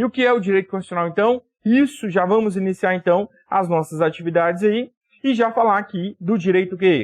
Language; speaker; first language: Portuguese; native; Portuguese